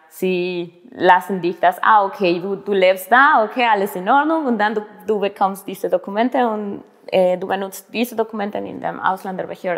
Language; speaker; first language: German; non-native, learner; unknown